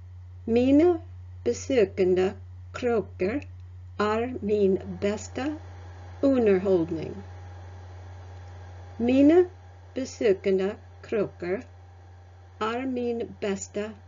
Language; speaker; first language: Norwegian; non-native, learner; English